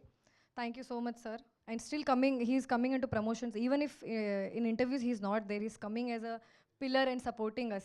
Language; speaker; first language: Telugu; non-native, local second language; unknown